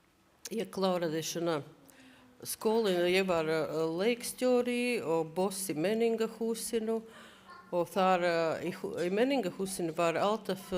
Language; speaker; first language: Icelandic; non-native, learner; Latvian